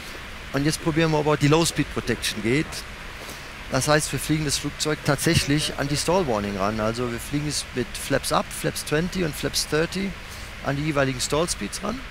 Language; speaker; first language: German; native; German